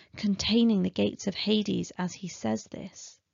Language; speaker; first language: English; native; English